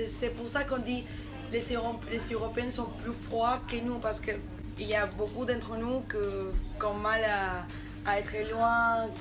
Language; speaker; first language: French; non-native, fluent; Spanish